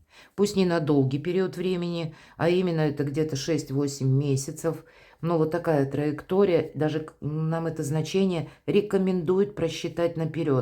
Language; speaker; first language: Russian; native; Russian